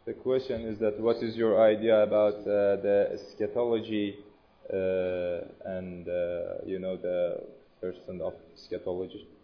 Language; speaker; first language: English; non-native, learner; Persian